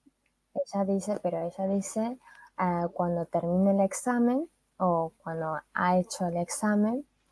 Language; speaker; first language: Spanish; non-native, fluent; Chinese